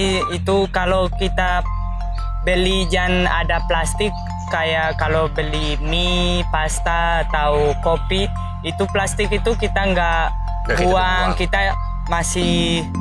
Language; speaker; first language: Indonesian; non-native, fluent; Spanish